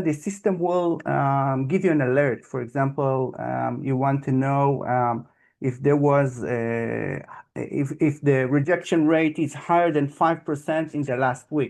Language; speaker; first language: English; non-native, fluent; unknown